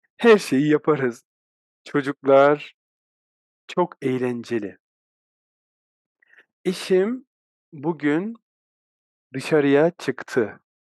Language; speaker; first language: Turkish; native; Turkish